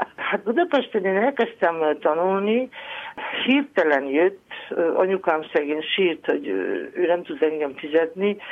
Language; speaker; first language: Hungarian; native; Hungarian